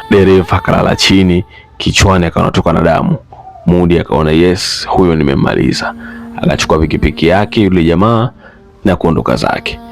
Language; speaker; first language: Swahili; native; Swahili